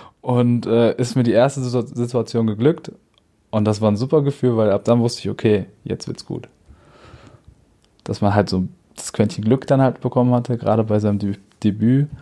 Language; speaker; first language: German; native; German